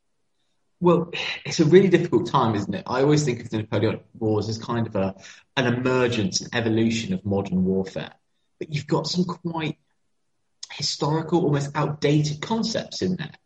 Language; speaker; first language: English; native; English